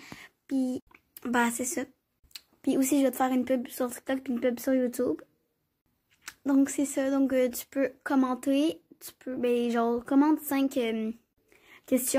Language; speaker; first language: French; native; French